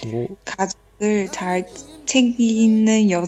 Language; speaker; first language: Korean; non-native, learner; Chinese